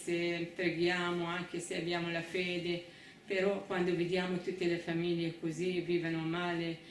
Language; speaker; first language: Italian; non-native, fluent; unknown